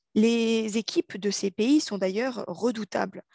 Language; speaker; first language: French; native; French